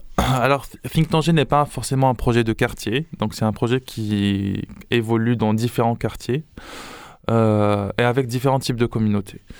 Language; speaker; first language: French; non-native, local second language; Arabic